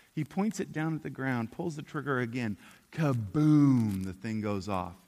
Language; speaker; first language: English; native; English